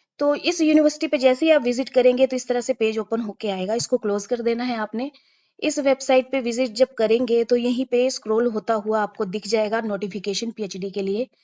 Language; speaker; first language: Hindi; native; Hindi